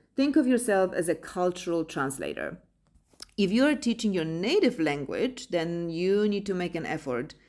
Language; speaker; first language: English; non-native, fluent; Polish